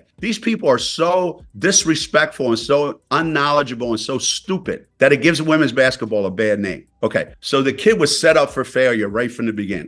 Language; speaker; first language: English; native; English